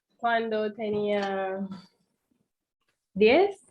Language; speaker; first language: Spanish; non-native, learner; English